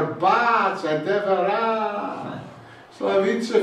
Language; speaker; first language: Romanian; non-native, learner; English